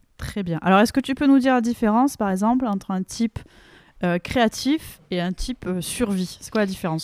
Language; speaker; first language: French; native; French